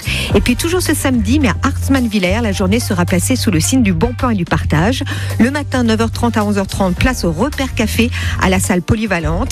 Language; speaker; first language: French; native; French